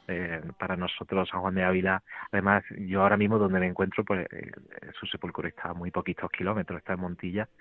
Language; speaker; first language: Spanish; native; Spanish